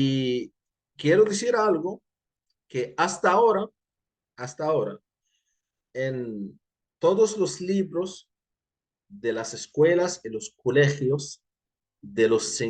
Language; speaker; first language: Spanish; non-native, fluent; Arabic